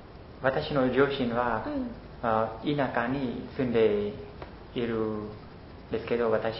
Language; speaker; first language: Japanese; non-native, learner; Khmer